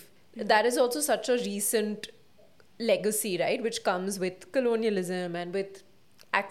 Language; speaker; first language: English; non-native, local second language; Hindi